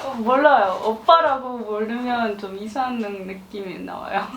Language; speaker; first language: Korean; non-native, learner; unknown